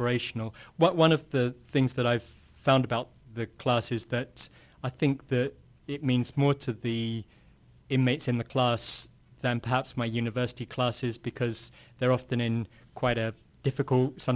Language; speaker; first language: English; native; English